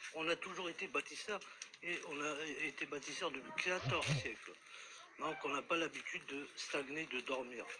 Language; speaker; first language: French; non-native, local second language; Arabic